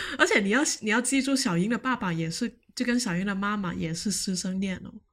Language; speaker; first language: Chinese; non-native, local second language; Cantonese